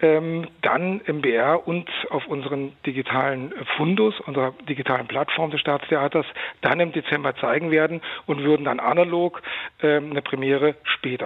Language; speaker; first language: German; native; German